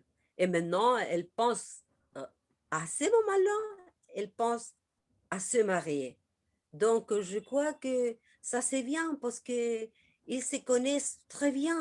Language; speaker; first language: French; non-native, learner; Spanish